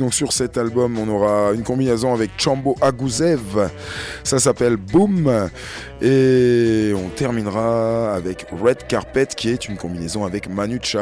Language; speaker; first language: French; native; French